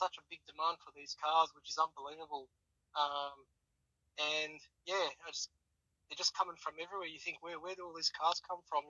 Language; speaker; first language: English; native; English